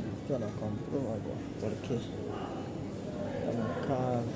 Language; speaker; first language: Spanish; non-native, learner; Haitian Creole